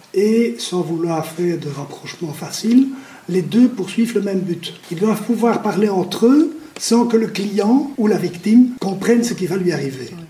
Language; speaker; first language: French; native; French